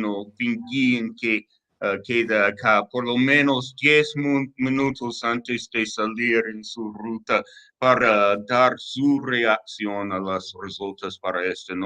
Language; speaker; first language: Spanish; non-native, learner; English